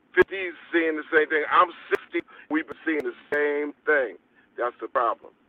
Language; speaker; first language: English; native; English